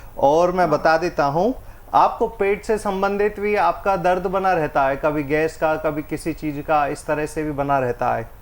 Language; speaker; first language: Hindi; native; Hindi